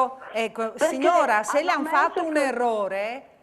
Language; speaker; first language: Italian; native; Italian